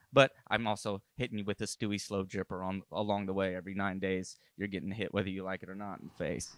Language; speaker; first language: English; native; English